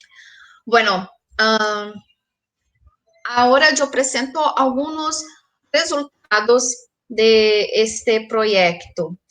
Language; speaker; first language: Spanish; non-native, fluent; Portuguese